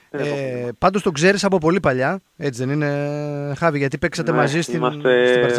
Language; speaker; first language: Greek; native; Greek